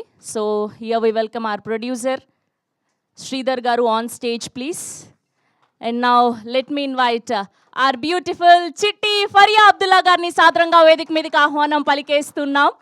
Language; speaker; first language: Telugu; native; Telugu